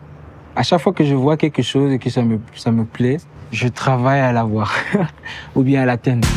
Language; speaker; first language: French; early bilingual, heritage; Lingala